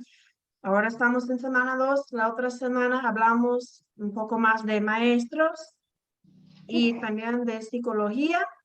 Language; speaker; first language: Spanish; non-native, fluent; English